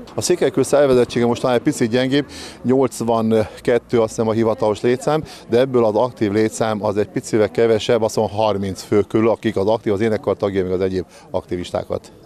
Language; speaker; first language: Hungarian; native; Hungarian